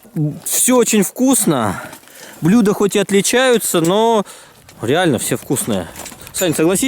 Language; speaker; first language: Russian; native; Russian